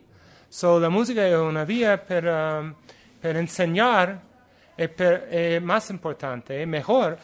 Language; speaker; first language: Spanish; non-native, learner; English